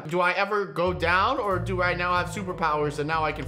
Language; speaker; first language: English; native; English